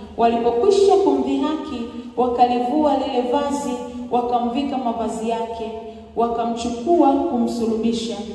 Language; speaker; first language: Swahili; native; Swahili